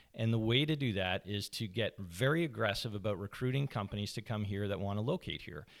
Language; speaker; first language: English; native; English